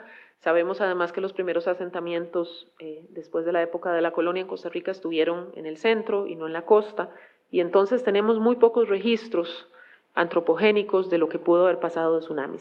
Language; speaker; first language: Spanish; native; Spanish